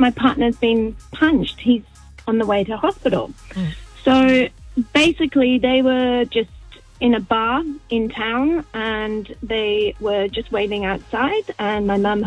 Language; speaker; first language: English; native; English